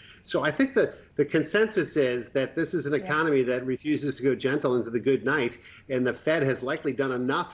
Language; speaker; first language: English; native; English